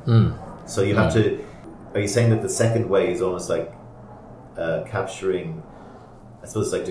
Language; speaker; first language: English; native; English